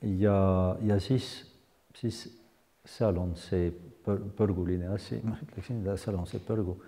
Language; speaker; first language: Estonian; non-native, fluent; French